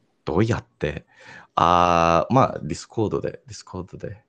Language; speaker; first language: Japanese; non-native, learner; Indonesian